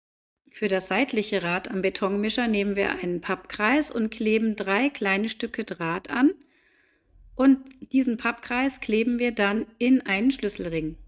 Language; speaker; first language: German; native; German